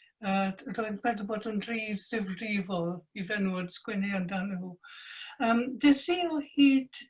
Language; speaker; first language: Welsh; non-native, fluent; English